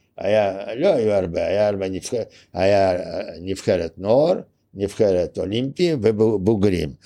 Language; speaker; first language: Hebrew; non-native, fluent; Russian